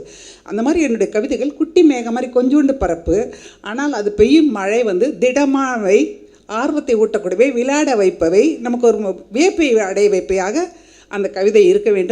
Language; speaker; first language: Tamil; native; Tamil